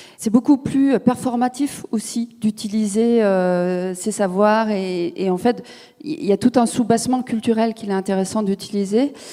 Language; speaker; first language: French; native; French